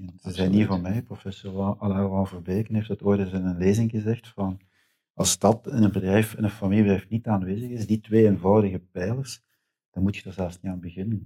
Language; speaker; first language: Dutch; native; Dutch